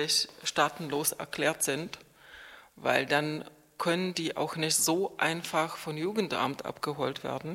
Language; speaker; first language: German; non-native, fluent; Czech